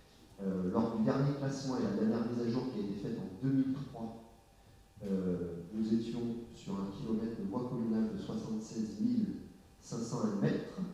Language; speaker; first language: French; native; French